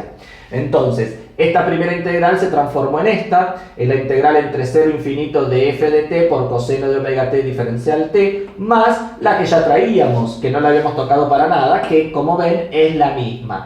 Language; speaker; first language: Spanish; native; Spanish